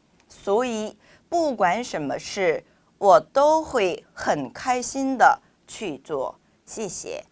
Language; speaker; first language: Chinese; non-native, fluent; Korean